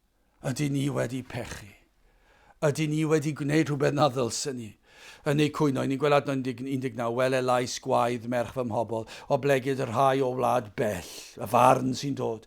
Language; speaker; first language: Welsh; native; Welsh